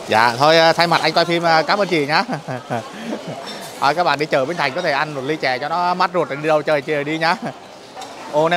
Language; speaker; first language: Vietnamese; native; Vietnamese